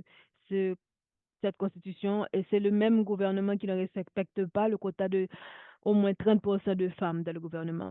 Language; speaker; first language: French; non-native, local second language; Haitian Creole